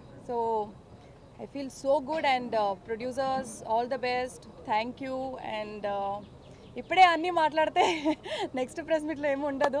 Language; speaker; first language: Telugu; non-native, fluent; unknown